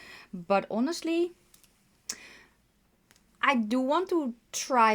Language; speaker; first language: English; non-native, fluent; Dutch